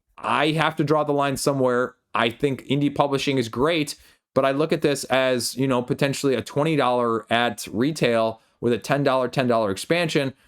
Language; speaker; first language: English; native; English